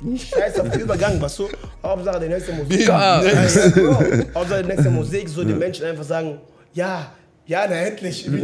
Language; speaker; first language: German; non-native, fluent; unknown